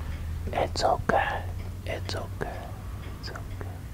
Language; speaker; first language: English; non-native, learner; Japanese